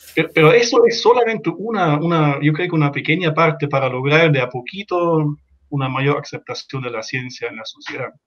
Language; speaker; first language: Spanish; non-native, fluent; German